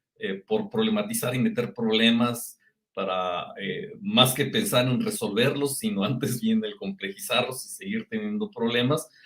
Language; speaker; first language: Spanish; native; Spanish